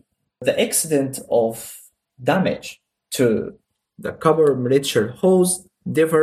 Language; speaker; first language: English; non-native, learner; Arabic